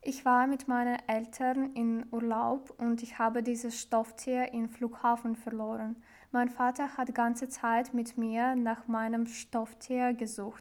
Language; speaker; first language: German; non-native, learner; Ukrainian